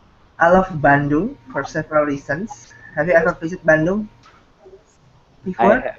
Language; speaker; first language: English; non-native, fluent; Indonesian